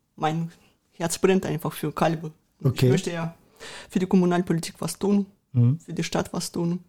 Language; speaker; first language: German; early bilingual, other home language; Russian